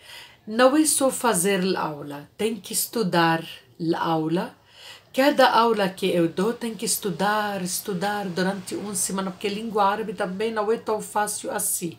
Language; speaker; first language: Portuguese; non-native, fluent; Arabic